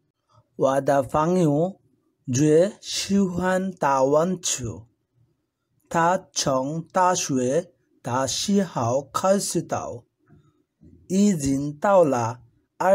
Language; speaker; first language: Chinese; non-native, learner; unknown